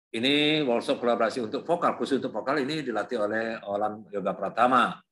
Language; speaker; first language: Indonesian; native; Indonesian